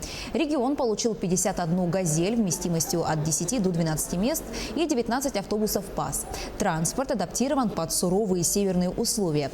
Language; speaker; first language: Russian; native; Russian